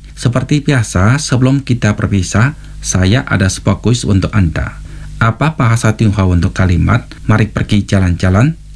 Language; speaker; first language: Malay; non-native, fluent; Chinese